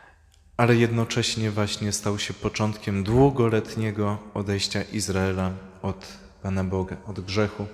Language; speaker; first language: Polish; native; Polish